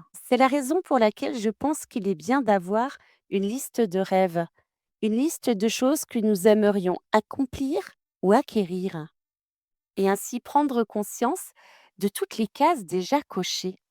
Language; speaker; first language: French; native; French